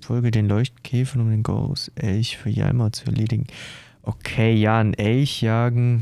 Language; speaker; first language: German; native; German